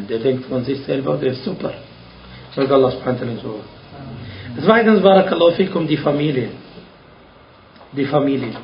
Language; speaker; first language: German; non-native, fluent; Arabic